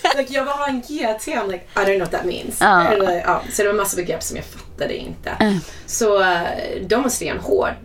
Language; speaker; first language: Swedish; non-native, fluent; English